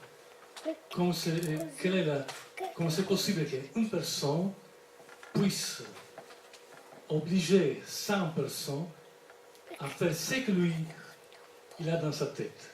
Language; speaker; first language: French; non-native, fluent; Italian